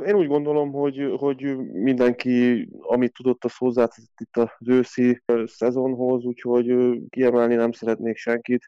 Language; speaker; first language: Hungarian; native; Hungarian